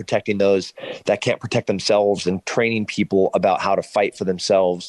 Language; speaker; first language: English; native; English